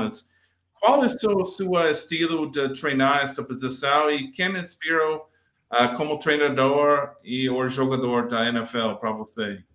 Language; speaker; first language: Portuguese; non-native, learner; English